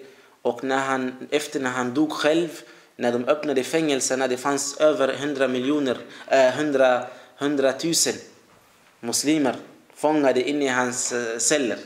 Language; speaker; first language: Swedish; early bilingual, other home language; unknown